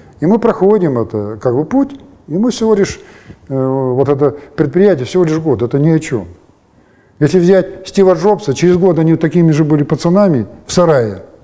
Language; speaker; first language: Russian; native; Russian